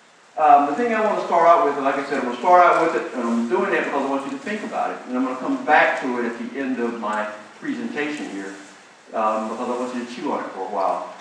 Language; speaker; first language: English; native; English